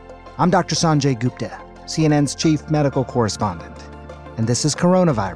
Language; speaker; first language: English; native; English